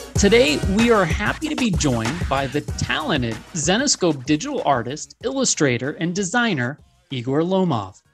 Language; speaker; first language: English; native; English